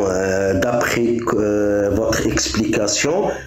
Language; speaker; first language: French; non-native, local second language; Arabic